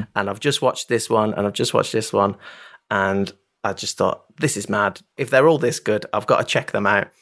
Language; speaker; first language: English; native; English